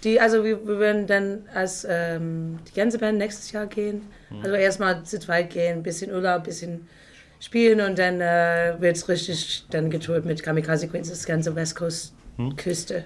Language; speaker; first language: German; non-native, fluent; English